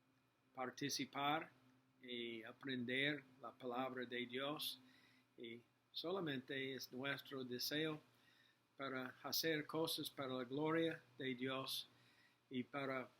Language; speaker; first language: Spanish; non-native, learner; English